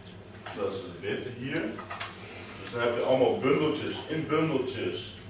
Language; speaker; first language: Dutch; native; Dutch